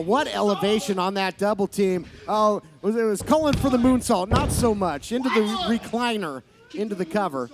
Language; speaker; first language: English; native; English